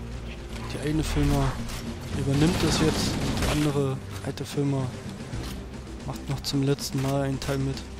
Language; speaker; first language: German; native; German